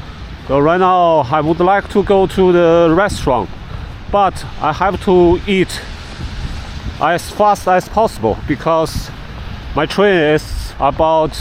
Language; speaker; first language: English; non-native, fluent; Chinese